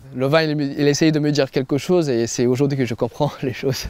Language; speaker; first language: French; non-native, fluent; Persian